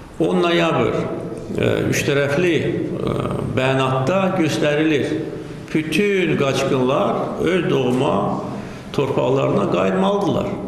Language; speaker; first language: Azerbaijani; native; Azerbaijani